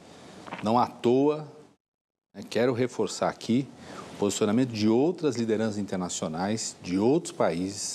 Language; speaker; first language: Portuguese; native; Portuguese